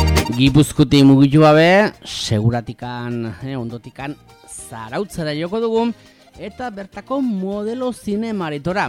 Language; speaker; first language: Basque; native; Basque